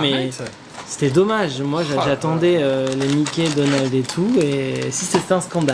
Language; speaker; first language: French; native; French